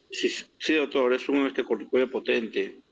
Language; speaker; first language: Spanish; native; Spanish